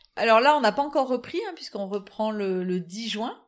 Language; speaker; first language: French; native; French